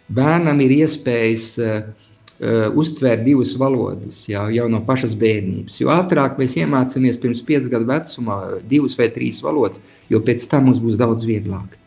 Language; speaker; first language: Latvian; early bilingual, heritage; Latvian